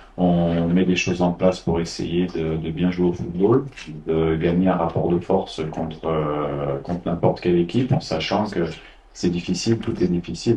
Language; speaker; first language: French; non-native, fluent; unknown